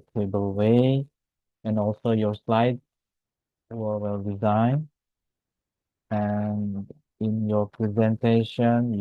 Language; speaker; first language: English; non-native, fluent; Indonesian